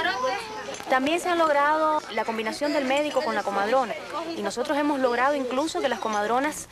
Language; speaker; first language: Spanish; non-native, fluent; English